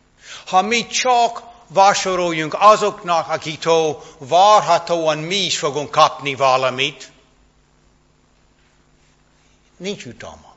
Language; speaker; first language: Hungarian; non-native, fluent; English